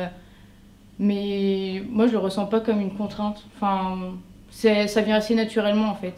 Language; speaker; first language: French; native; French